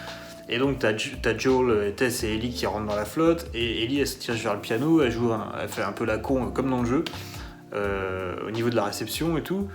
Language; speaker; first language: French; native; French